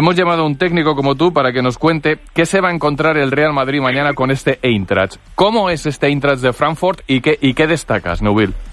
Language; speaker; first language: Spanish; native; Spanish